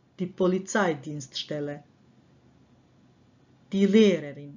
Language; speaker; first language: German; non-native, fluent; Croatian